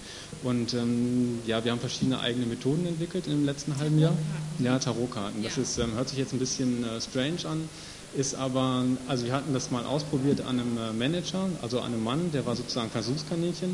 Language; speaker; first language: German; native; German